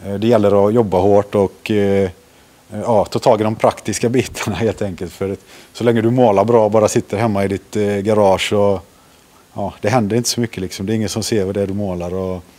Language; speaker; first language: Swedish; early bilingual, other home language; Finnish